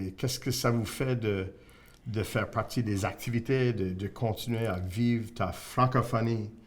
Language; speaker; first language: French; non-native, local second language; English